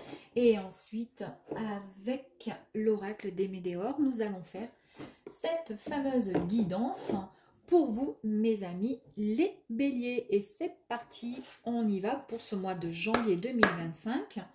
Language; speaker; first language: French; native; French